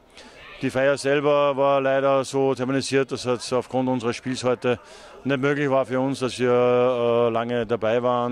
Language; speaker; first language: German; native; German